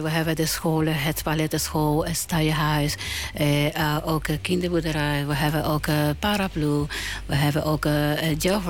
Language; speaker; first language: Dutch; non-native, learner; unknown